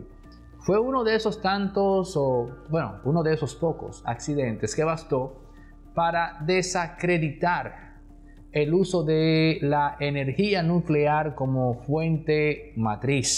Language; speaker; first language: Spanish; native; Spanish